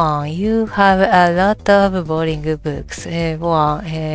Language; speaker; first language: English; non-native, learner; Japanese